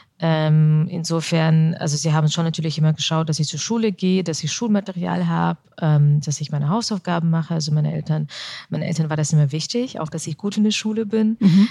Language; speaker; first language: German; early bilingual, other home language; Russian